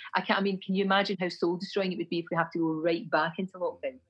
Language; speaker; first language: English; native; English